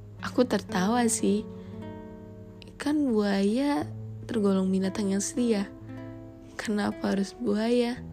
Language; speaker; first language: Indonesian; native; Indonesian